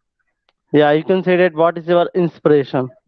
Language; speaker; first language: English; non-native, local second language; Hindi